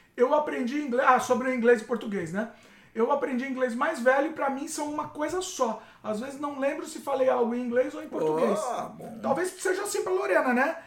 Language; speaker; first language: Portuguese; native; Portuguese